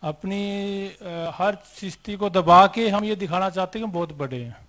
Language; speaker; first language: Hindi; native; Hindi